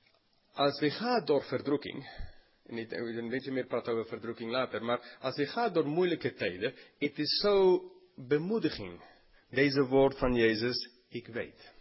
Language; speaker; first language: Dutch; non-native, fluent; English